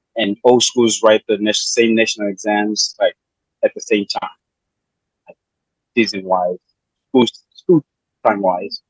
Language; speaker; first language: English; non-native, local second language; Shona